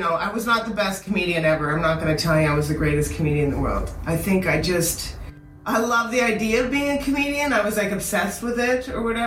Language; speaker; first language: English; native; English